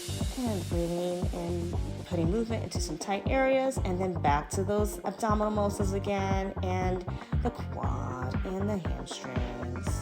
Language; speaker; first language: English; native; English